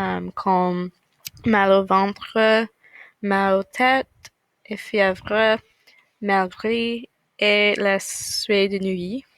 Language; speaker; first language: French; non-native, learner; English